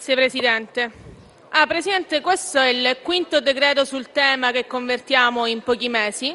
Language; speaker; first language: Italian; native; Italian